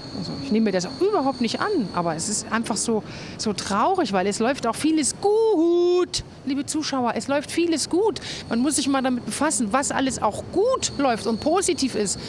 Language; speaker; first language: German; native; German